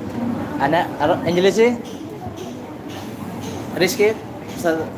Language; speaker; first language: Indonesian; native; Indonesian